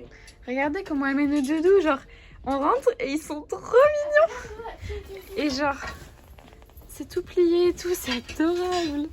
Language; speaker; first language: French; native; French